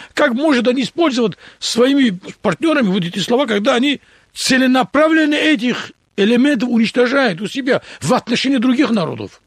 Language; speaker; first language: Russian; non-native, local second language; Talysh